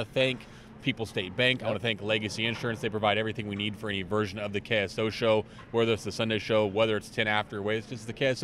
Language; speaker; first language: English; native; English